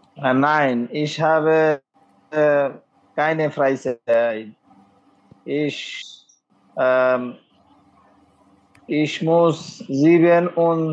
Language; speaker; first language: German; non-native, learner; Bangla